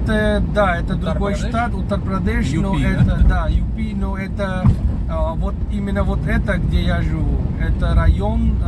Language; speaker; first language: Russian; non-native, fluent; Hindi